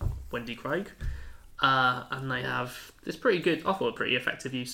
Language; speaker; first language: English; native; English